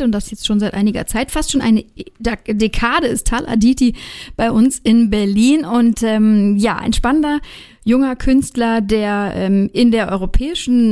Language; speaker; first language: German; native; German